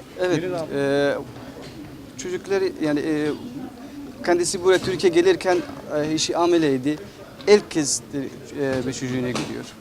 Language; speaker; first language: Turkish; non-native, fluent; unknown